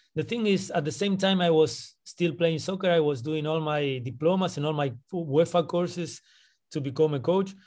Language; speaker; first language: English; non-native, fluent; Spanish